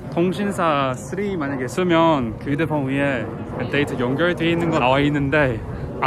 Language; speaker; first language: Korean; non-native, fluent; English